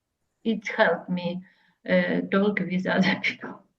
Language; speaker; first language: English; non-native, learner; Russian